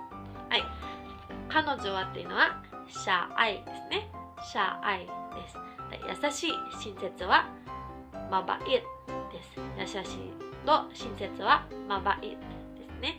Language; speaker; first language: Japanese; non-native, local second language; Filipino